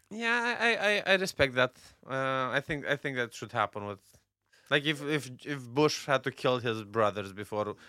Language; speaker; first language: English; non-native, fluent; Romanian